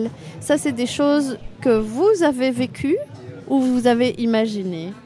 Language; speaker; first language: French; native; French